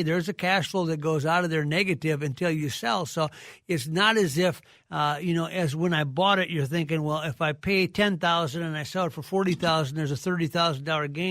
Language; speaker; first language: English; native; English